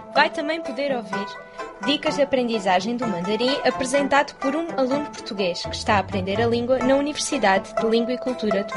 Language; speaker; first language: Portuguese; non-native, fluent; Chinese